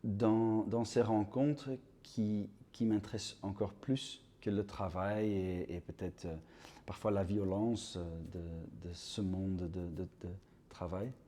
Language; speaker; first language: French; non-native, local second language; Dutch